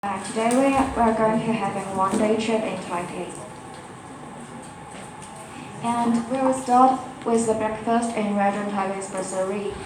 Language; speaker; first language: English; non-native, fluent; Chinese